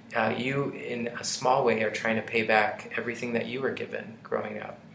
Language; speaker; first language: English; native; English